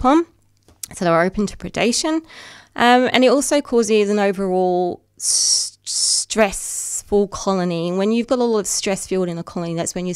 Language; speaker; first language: English; native; English